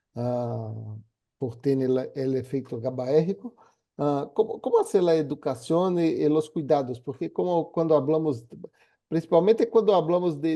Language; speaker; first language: Spanish; non-native, fluent; Portuguese